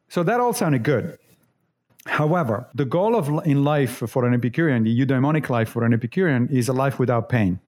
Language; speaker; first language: English; non-native, fluent; Italian